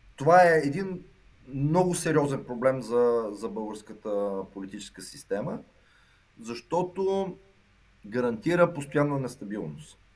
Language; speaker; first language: Bulgarian; native; Bulgarian